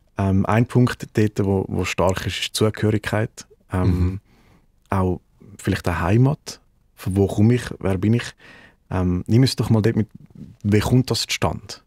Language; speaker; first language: German; native; German